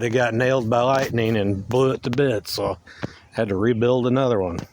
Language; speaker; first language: English; native; English